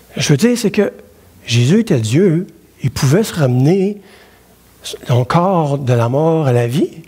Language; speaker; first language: French; native; French